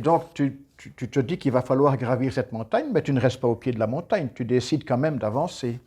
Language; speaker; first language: French; native; French